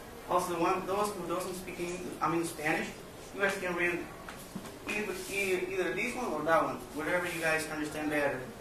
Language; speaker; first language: English; non-native, learner; Spanish